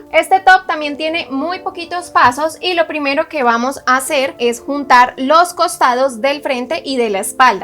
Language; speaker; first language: Spanish; native; Spanish